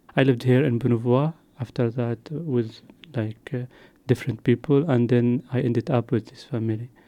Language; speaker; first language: English; non-native, learner; Arabic